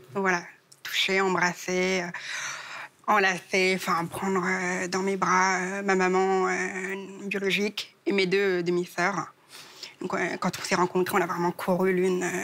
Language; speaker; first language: French; native; French